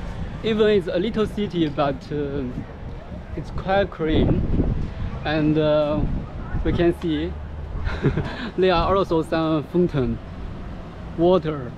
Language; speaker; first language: English; non-native, learner; Chinese